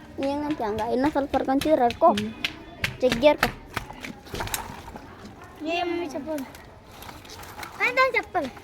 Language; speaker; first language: Kannada; native; Kannada